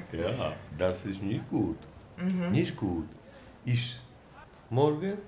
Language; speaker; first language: German; non-native, learner; Polish